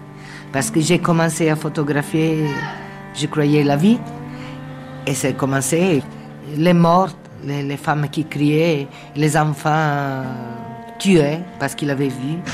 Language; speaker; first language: French; non-native, fluent; Italian